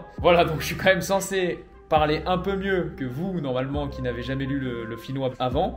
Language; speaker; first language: French; native; French